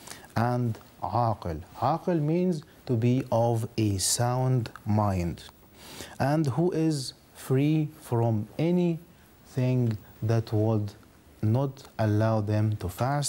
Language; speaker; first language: English; non-native, fluent; Arabic